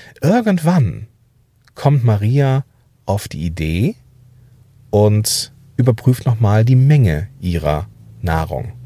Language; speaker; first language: German; native; German